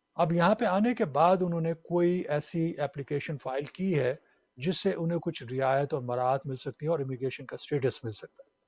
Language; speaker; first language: Urdu; native; Urdu